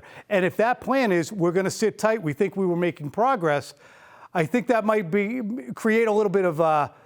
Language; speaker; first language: English; native; English